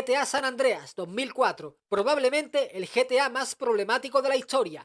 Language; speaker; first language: Spanish; native; Spanish